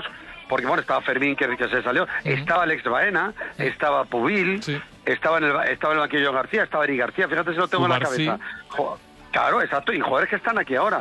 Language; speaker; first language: Spanish; native; Spanish